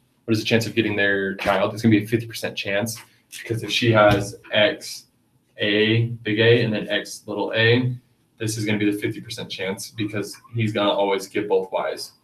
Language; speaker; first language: English; native; English